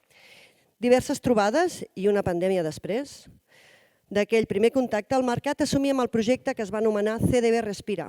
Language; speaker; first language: Catalan; native; Catalan